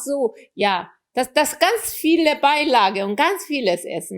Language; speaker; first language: German; non-native, fluent; Korean